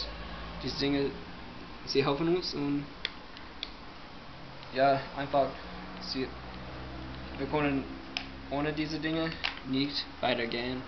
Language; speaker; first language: German; non-native, learner; English